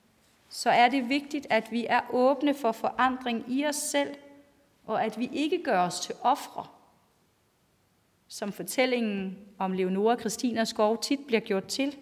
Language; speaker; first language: Danish; native; Danish